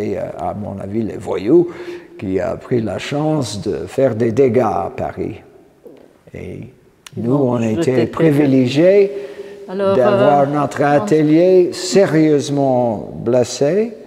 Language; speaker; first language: French; non-native, fluent; English